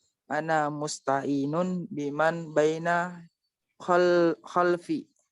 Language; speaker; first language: Arabic; non-native, learner; Indonesian